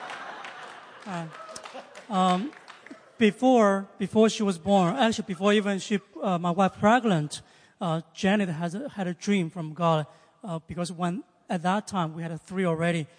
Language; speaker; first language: English; non-native, learner; Chinese